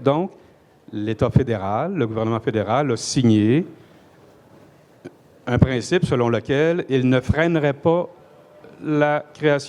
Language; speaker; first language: French; native; French